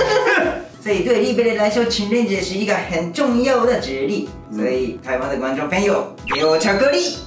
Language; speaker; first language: Chinese; non-native, learner; Japanese